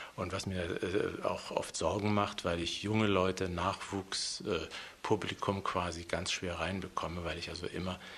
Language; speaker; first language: German; native; German